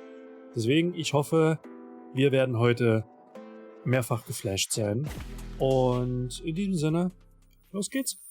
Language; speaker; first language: German; native; German